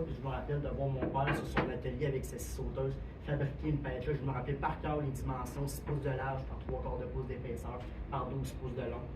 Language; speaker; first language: French; native; French